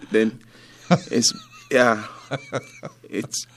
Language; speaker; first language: English; non-native, local second language; Ga